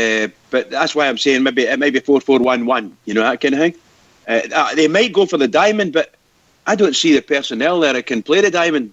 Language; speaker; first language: English; native; English